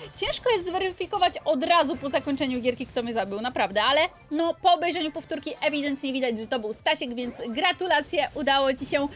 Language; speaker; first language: Polish; native; Polish